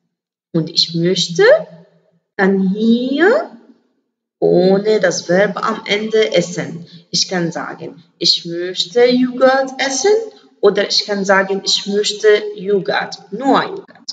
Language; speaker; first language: German; non-native, learner; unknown